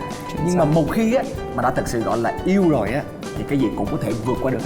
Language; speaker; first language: Vietnamese; native; Vietnamese